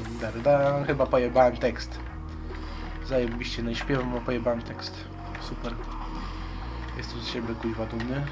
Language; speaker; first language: Polish; native; Polish